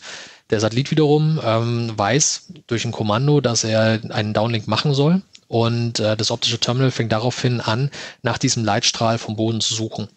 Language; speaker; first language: German; native; German